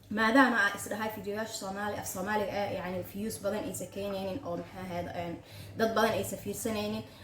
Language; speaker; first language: Somali; early bilingual, heritage; Somali